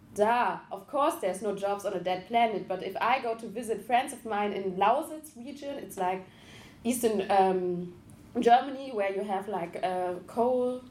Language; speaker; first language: English; non-native, fluent; German